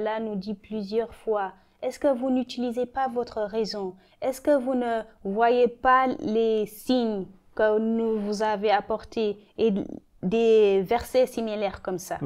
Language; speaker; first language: French; non-native, fluent; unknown